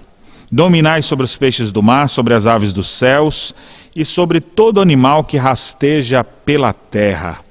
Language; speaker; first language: Portuguese; native; Portuguese